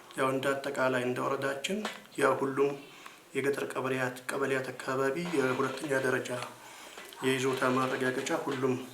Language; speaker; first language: Amharic; non-native, local second language; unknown